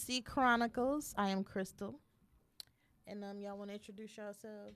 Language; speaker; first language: English; native; English